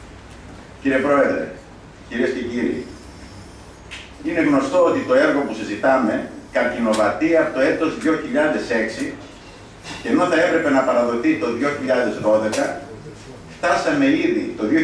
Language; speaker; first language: Greek; native; Greek